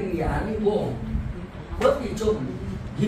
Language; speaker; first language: Korean; non-native, learner; Vietnamese